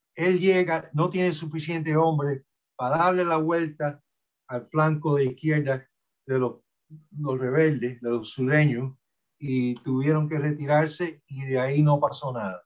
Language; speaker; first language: Spanish; early bilingual, heritage; Spanish